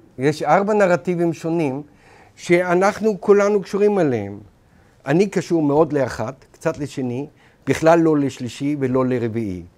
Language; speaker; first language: Hebrew; non-native, fluent; German